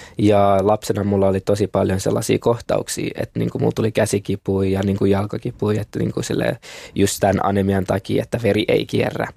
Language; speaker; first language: Finnish; early bilingual, other home language; Kinyarwanda